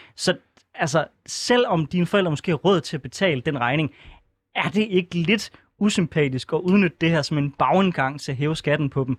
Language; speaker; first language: Danish; native; Danish